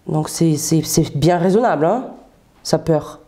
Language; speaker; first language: French; non-native, fluent; Russian